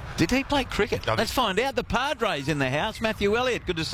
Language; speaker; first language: English; native; English